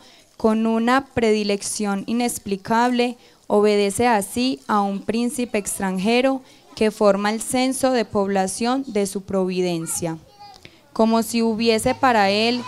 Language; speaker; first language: Spanish; native; Spanish